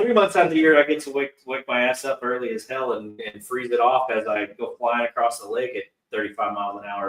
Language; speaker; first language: English; native; English